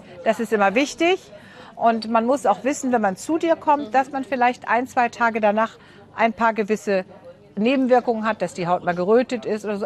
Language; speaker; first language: German; native; German